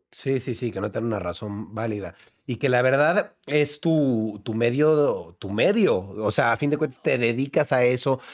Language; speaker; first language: Spanish; native; Spanish